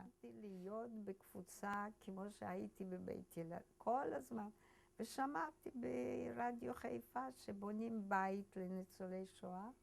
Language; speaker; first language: Hebrew; early bilingual, other home language; Polish